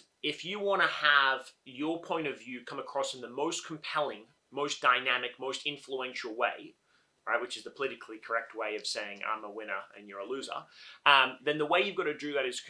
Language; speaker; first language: English; native; English